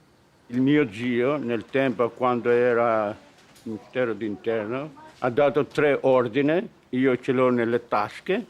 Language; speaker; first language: Italian; non-native, learner; Albanian